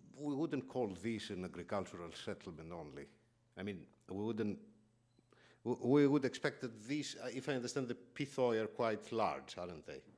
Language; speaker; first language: English; non-native, fluent; Greek